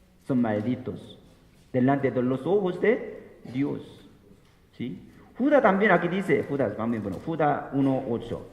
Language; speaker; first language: Spanish; non-native, fluent; Korean